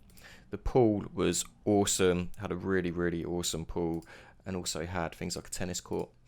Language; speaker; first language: English; native; English